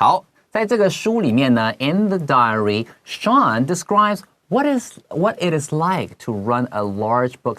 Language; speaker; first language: English; non-native, fluent; Chinese